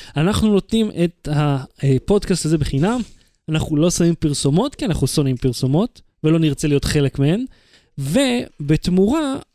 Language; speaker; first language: Hebrew; native; Hebrew